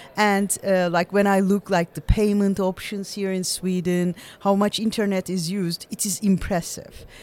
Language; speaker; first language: English; non-native, fluent; Turkish